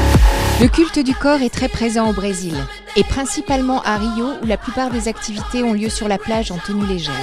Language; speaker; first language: French; native; French